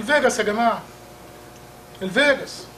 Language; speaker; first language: Arabic; native; Arabic